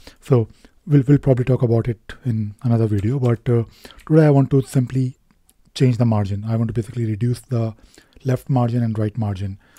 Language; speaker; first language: English; non-native, local second language; Hindi